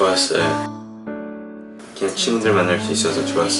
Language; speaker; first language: Korean; early bilingual, heritage; English